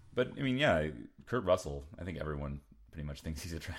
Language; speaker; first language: English; native; English